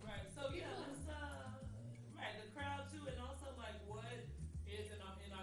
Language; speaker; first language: English; native; English